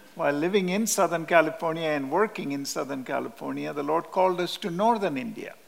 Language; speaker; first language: English; non-native, local second language; Malayalam